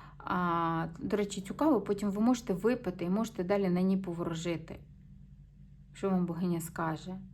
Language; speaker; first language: Ukrainian; non-native, local second language; Russian